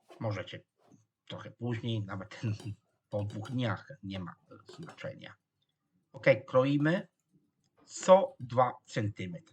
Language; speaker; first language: Polish; non-native, fluent; Italian